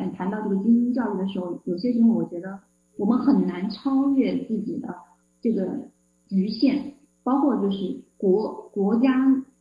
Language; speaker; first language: Chinese; native; Chinese